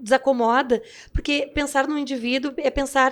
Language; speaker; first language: Portuguese; native; Portuguese